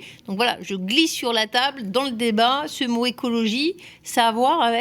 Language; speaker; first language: French; native; French